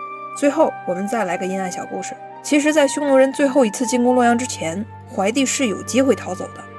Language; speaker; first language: Chinese; native; Chinese